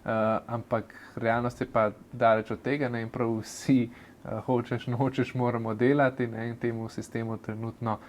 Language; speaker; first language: Slovenian; native; Slovenian